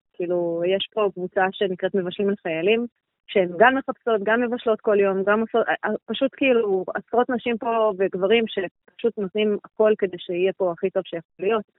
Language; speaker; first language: Hebrew; native; Hebrew